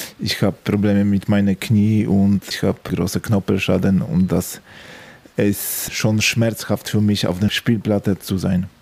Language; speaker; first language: German; non-native, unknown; Polish